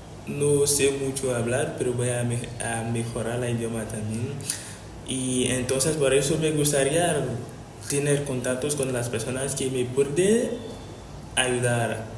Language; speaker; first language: Spanish; non-native, learner; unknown